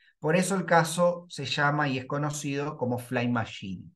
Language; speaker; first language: Spanish; native; Spanish